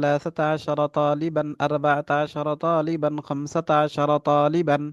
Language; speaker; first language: Arabic; non-native, fluent; Bangla